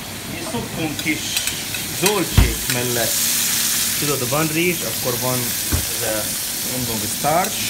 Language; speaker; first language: Hungarian; non-native, learner; Arabic